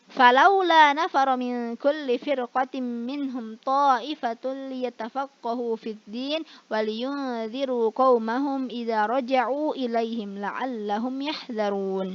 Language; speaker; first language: Arabic; non-native, fluent; Indonesian